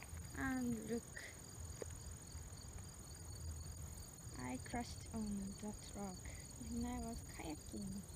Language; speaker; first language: English; non-native, learner; Japanese